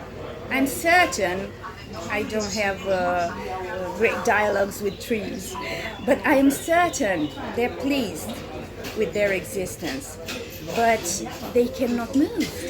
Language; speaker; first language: English; non-native, fluent; Italian